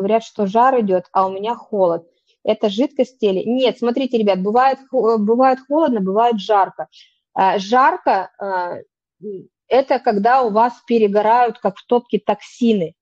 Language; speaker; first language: Russian; native; Russian